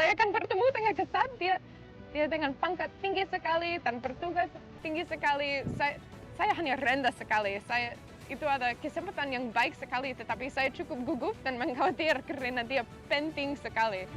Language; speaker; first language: Indonesian; non-native, learner; English